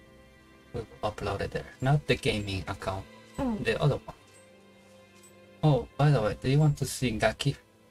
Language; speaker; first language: English; non-native, learner; Japanese